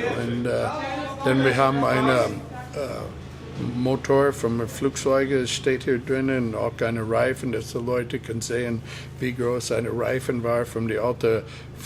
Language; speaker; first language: German; non-native, fluent; English